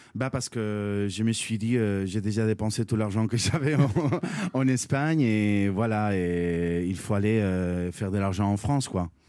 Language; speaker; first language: French; non-native, fluent; Spanish